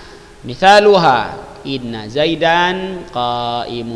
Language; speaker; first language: Arabic; non-native, fluent; Indonesian